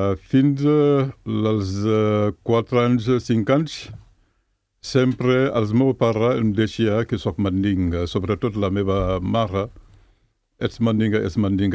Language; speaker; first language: Catalan; non-native, fluent; Mandingo